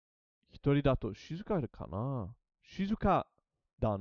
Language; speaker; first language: Japanese; non-native, learner; English